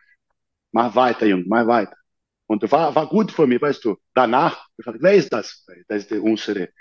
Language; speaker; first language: German; non-native, learner; Portuguese